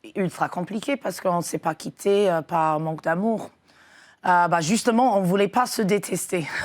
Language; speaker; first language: French; non-native, fluent; English